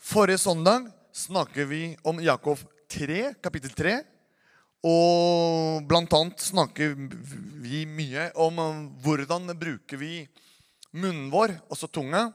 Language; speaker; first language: Norwegian; non-native, fluent; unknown